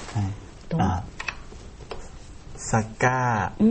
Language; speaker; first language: Japanese; non-native, learner; Thai